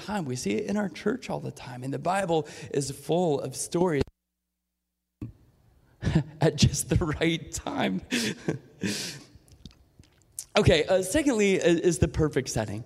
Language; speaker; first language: English; native; English